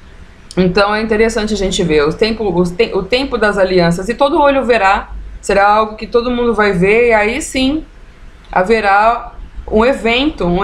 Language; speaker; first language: Portuguese; native; Portuguese